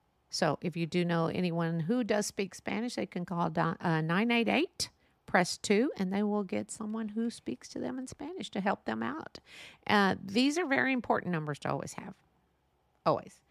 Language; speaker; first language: English; native; English